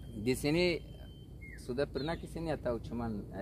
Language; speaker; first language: Indonesian; non-native, learner; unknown